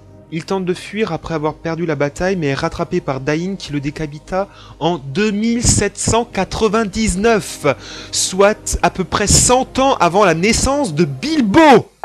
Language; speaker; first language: French; native; French